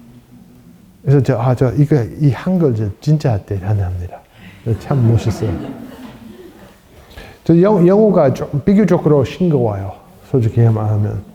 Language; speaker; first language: Korean; non-native, fluent; English